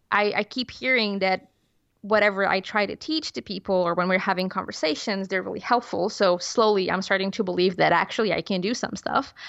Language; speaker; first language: English; non-native, fluent; Portuguese